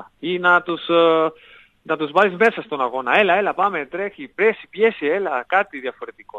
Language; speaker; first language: Greek; non-native, learner; Spanish